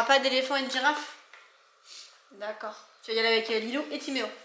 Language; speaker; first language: French; native; French